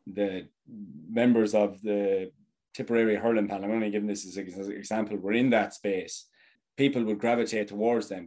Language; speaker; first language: English; native; English